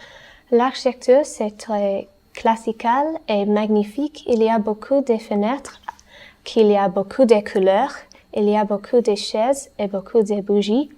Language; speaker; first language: French; non-native, learner; English